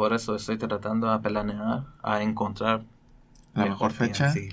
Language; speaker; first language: Spanish; non-native, learner; Persian